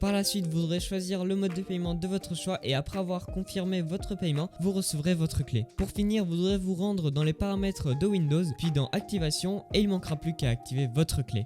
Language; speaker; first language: French; native; French